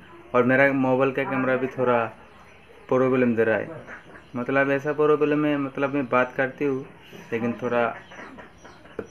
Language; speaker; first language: Hindi; non-native, local second language; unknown